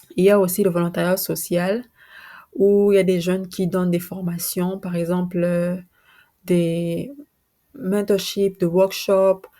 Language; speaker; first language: French; non-native, local second language; Lingala